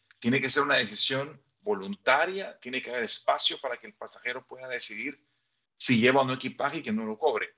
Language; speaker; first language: Spanish; native; Spanish